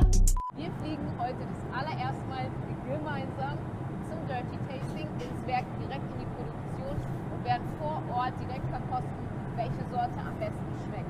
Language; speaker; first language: German; native; German